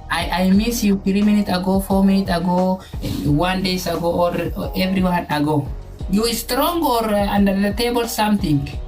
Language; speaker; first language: English; non-native, learner; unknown